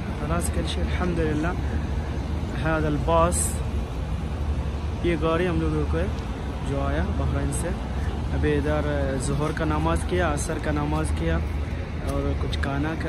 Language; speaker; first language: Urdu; non-native, learner; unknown